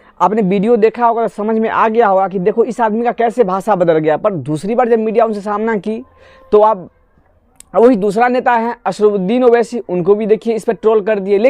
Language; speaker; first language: Hindi; non-native, local second language; Assamese